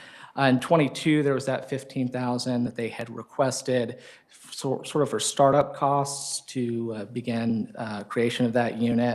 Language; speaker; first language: English; native; English